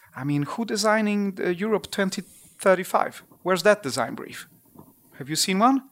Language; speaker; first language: English; non-native, fluent; Polish